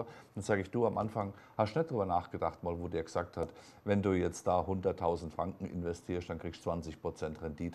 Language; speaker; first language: German; native; German